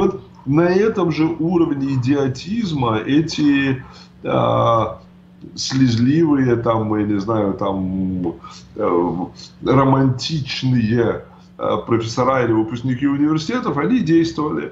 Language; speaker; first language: Russian; native; Russian